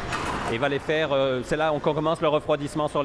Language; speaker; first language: French; native; French